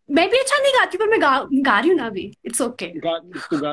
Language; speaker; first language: Hindi; native; Hindi